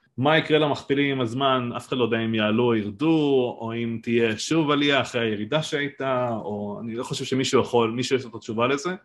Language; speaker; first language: Hebrew; native; Hebrew